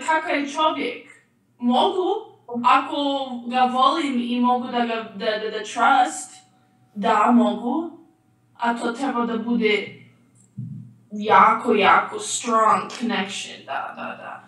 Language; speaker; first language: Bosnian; early bilingual, heritage; English